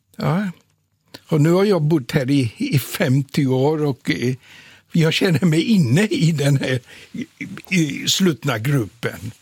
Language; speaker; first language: Swedish; non-native, fluent; Polish